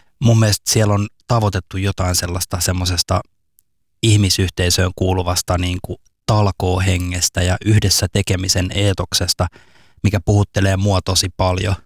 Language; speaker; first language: Finnish; native; Finnish